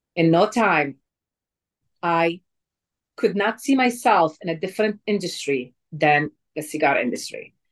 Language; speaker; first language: English; non-native, fluent; Arabic